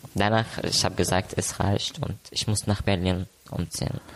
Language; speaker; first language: German; non-native, learner; Arabic